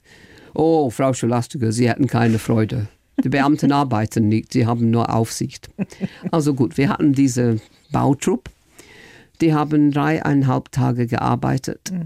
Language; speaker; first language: German; non-native, fluent; English